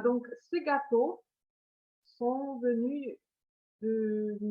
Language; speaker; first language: French; non-native, fluent; Romanian